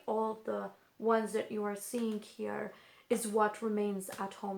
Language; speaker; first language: English; non-native, fluent; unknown